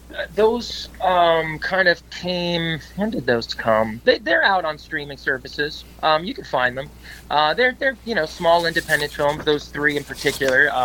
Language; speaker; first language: English; native; English